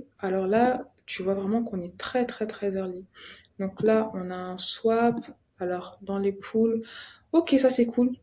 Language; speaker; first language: French; native; French